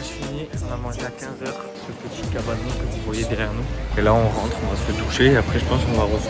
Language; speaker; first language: French; native; French